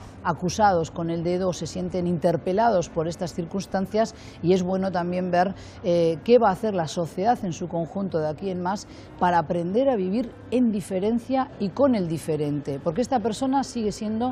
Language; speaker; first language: Spanish; native; Spanish